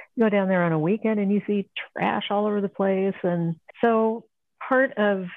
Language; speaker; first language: English; native; English